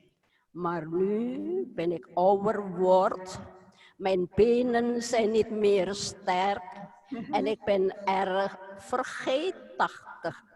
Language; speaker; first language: Dutch; non-native, fluent; Indonesian